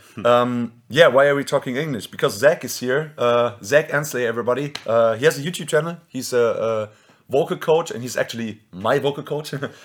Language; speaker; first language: English; non-native, fluent; German